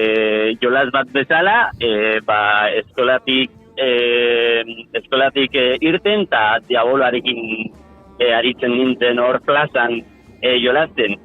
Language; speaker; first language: Basque; non-native, local second language; Spanish